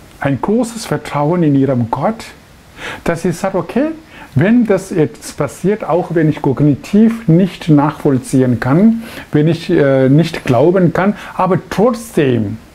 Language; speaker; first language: German; non-native, fluent; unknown